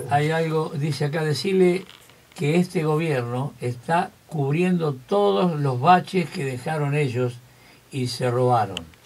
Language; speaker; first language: Spanish; native; Spanish